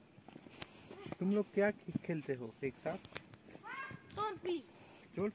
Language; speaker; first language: Hindi; non-native, local second language; Bangla